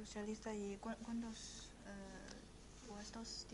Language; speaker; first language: Spanish; non-native, fluent; Chinese